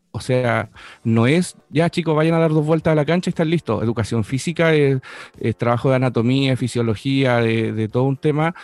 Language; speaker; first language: Spanish; native; Spanish